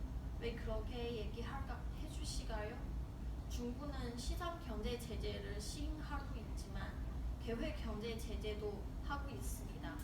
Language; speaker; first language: Korean; non-native, learner; Chinese